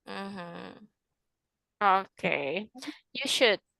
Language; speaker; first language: English; non-native, fluent; Indonesian